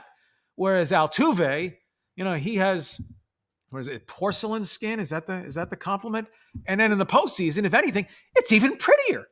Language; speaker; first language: English; native; English